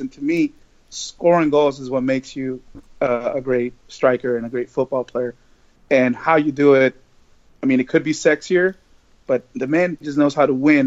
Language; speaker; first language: English; early bilingual, other home language; Spanish